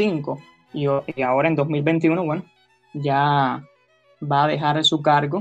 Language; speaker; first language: Spanish; native; Spanish